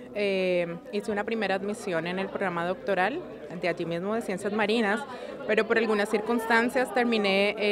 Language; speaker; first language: Spanish; native; Spanish